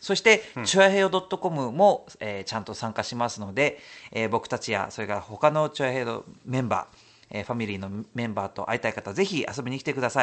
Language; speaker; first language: Japanese; native; Japanese